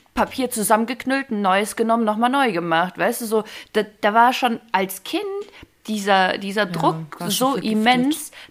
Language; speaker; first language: German; early bilingual, other home language; Ukrainian